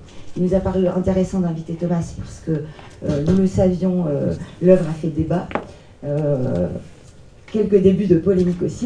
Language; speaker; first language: French; native; French